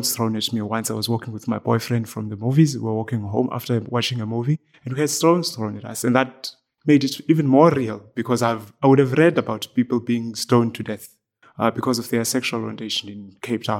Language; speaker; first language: English; non-native, local second language; Xhosa